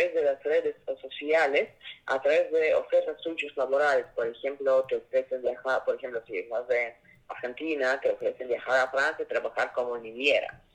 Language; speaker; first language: Spanish; non-native, learner; Russian